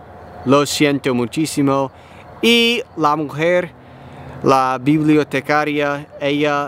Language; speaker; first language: Spanish; non-native, learner; English